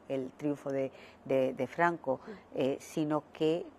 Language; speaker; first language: Spanish; native; Spanish